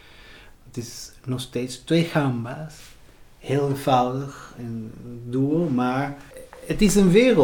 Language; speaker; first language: Dutch; non-native, fluent; Spanish